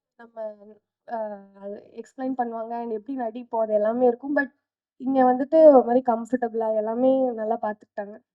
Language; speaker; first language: Tamil; native; Tamil